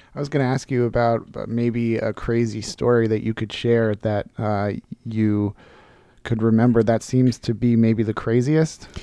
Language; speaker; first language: English; native; English